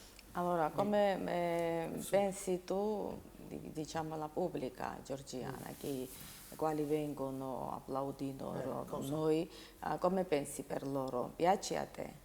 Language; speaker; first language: Italian; non-native, learner; Georgian